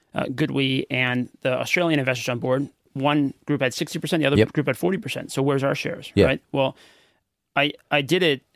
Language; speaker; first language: English; native; English